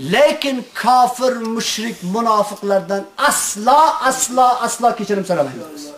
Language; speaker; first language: Uzbek; native; Uzbek